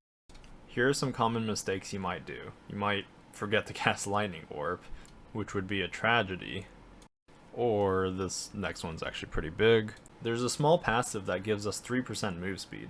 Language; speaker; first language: English; native; English